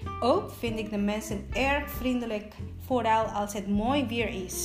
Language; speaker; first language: Dutch; non-native, fluent; Spanish